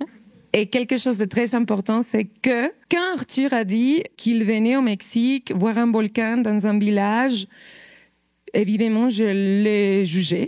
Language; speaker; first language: French; non-native, fluent; Spanish